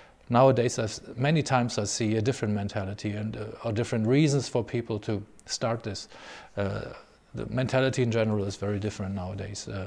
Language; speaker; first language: English; non-native, fluent; German